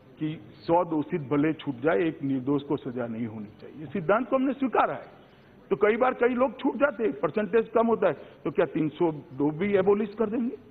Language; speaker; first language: Hindi; non-native, local second language; Gujarati